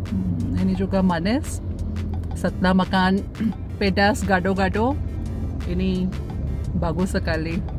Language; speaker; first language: Indonesian; non-native, learner; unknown